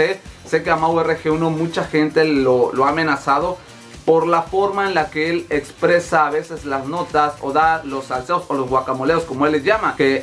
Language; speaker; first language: Spanish; native; Spanish